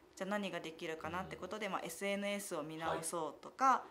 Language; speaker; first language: Japanese; native; Japanese